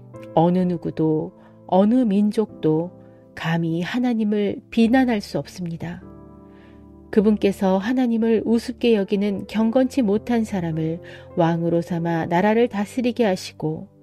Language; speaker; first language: Korean; native; Korean